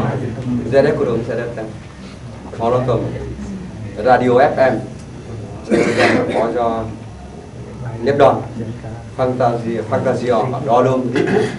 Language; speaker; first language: Hungarian; non-native, learner; Vietnamese